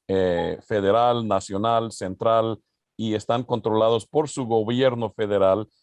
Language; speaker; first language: Spanish; early bilingual, other home language; English